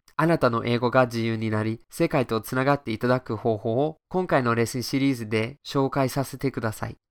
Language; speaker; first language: Japanese; non-native, fluent; English